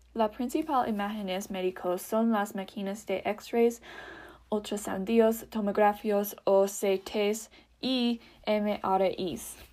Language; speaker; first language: Spanish; non-native, learner; English